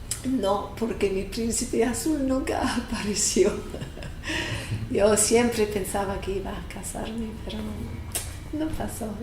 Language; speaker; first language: Spanish; non-native, fluent; English